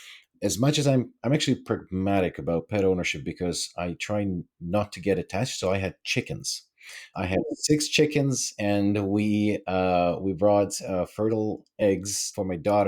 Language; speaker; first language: English; non-native, fluent; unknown